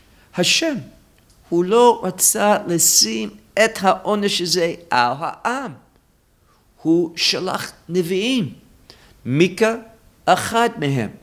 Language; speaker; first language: Hebrew; non-native, fluent; English